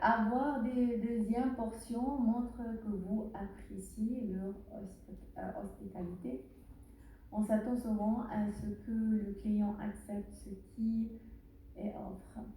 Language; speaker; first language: French; non-native, learner; Arabic